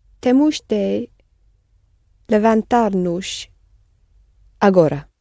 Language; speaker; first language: Portuguese; non-native, learner; English